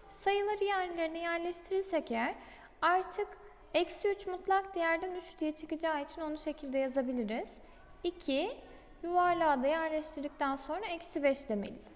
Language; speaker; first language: Turkish; native; Turkish